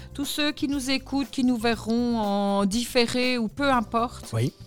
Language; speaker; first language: French; native; French